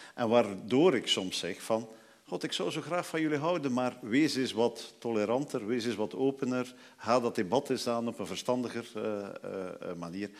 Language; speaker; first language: Dutch; native; Dutch